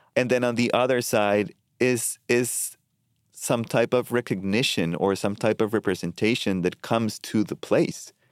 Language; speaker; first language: English; non-native, fluent; Spanish